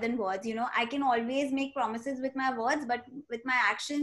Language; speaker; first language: English; non-native, local second language; Hindi